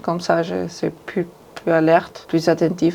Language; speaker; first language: French; non-native, fluent; Spanish